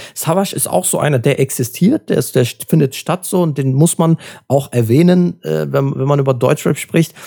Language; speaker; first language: German; early bilingual, other home language; Turkish